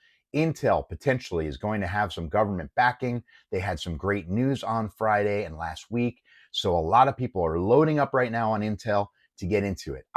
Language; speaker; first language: English; native; English